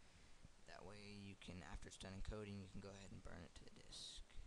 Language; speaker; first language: English; native; English